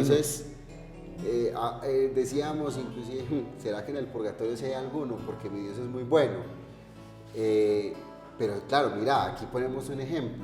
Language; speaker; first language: Spanish; native; Spanish